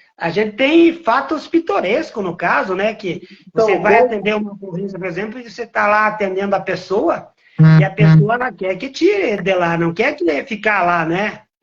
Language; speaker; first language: Portuguese; native; Portuguese